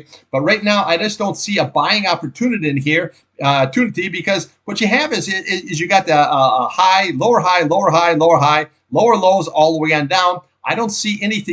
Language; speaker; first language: English; native; English